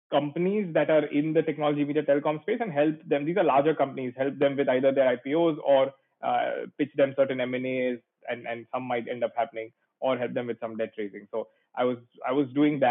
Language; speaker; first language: English; non-native, local second language; Gujarati